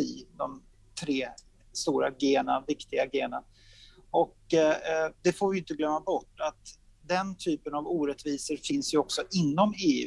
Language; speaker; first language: Swedish; native; Swedish